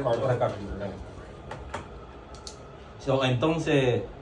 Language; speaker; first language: Spanish; non-native, learner; English